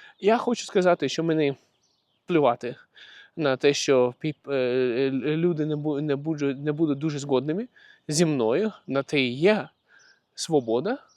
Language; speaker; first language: Ukrainian; non-native, local second language; Russian